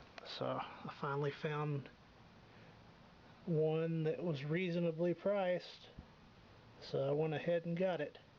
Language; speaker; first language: English; native; English